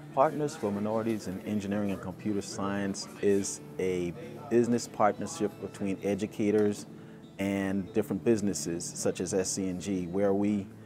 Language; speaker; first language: English; native; English